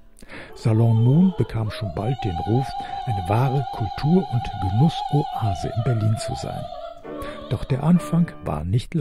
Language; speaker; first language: German; native; German